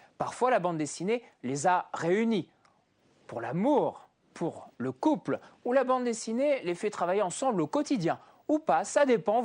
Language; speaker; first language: French; native; French